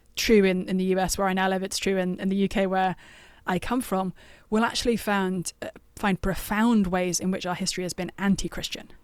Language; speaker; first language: English; native; English